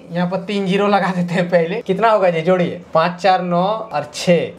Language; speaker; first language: Hindi; native; Hindi